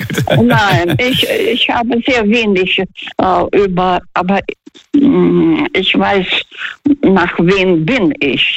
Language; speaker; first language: German; non-native, fluent; Russian